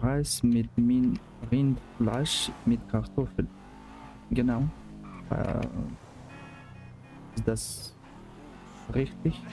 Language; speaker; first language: German; non-native, learner; Russian